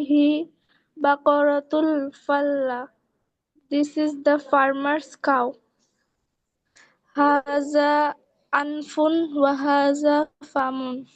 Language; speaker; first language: English; non-native, learner; Bangla